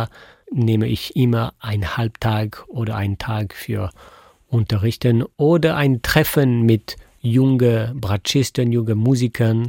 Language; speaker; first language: German; non-native, fluent; French